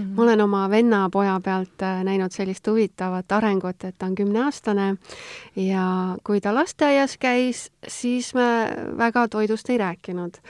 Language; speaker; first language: Estonian; native; Estonian